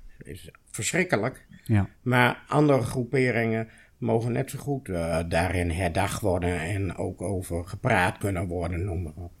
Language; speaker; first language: Dutch; native; Dutch